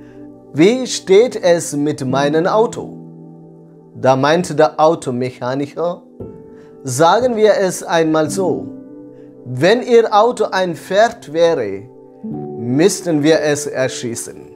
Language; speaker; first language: German; non-native, fluent; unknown